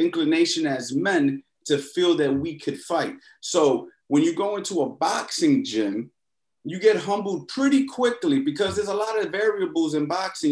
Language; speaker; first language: English; native; English